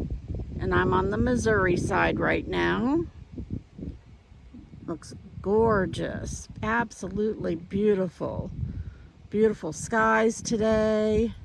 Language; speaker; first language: English; native; English